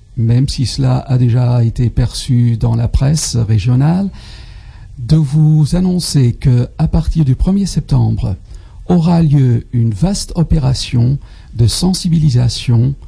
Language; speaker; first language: French; non-native, fluent; Dutch